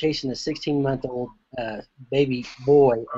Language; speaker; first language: English; native; English